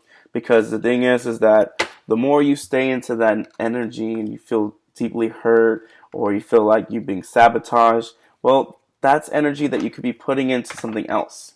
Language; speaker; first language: English; native; English